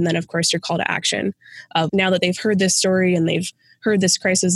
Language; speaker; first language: English; native; English